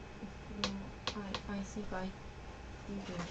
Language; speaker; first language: English; non-native, learner; Japanese